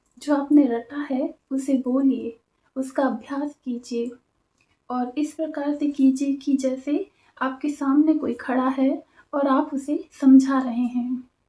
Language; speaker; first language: Hindi; native; Hindi